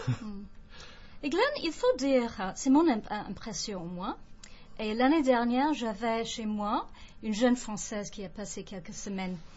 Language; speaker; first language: French; non-native, fluent; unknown